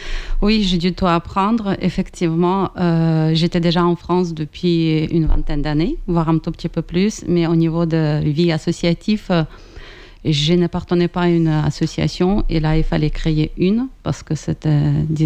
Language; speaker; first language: French; non-native, fluent; Ukrainian